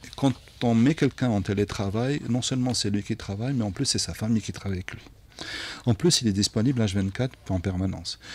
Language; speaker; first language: French; non-native, local second language; Arabic